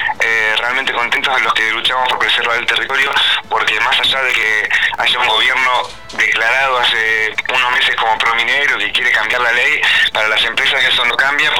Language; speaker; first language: Spanish; native; Spanish